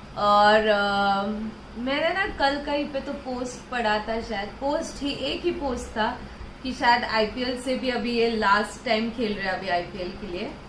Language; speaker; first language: Hindi; non-native, local second language; Marathi